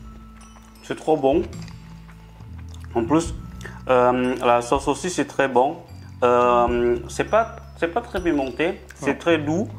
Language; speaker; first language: French; non-native, fluent; Indonesian